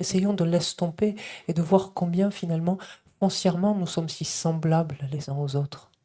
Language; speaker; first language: French; native; French